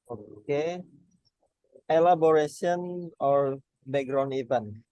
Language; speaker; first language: English; non-native, learner; Indonesian